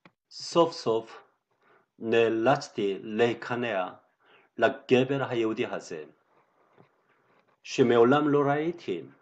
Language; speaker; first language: Hebrew; non-native, fluent; Korean